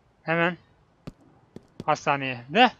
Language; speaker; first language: Turkish; native; Turkish